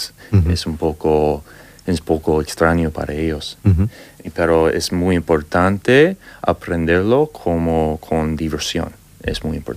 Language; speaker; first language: Spanish; non-native, fluent; English